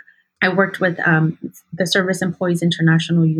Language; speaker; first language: English; early bilingual, other home language; Spanish